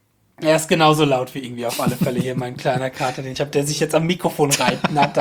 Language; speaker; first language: German; native; German